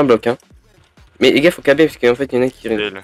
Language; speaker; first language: French; native; French